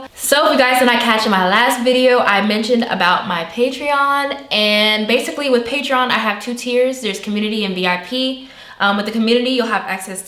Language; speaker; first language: English; native; English